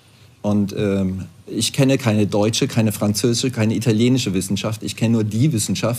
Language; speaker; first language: German; native; German